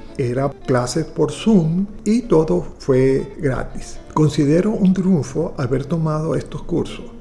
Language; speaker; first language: Spanish; native; Spanish